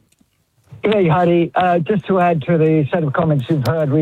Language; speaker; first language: English; native; English